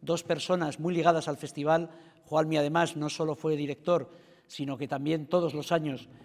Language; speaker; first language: Spanish; native; Spanish